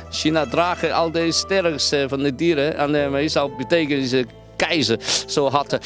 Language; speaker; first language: Dutch; non-native, learner; Cantonese